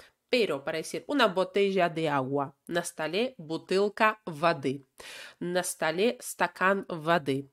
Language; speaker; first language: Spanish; non-native, fluent; Russian